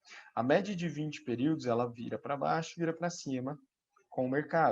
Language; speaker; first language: Portuguese; native; Portuguese